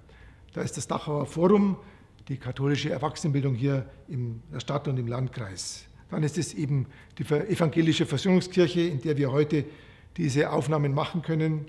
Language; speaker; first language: German; native; German